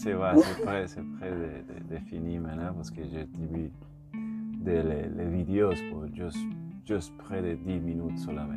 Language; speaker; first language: French; non-native, learner; Spanish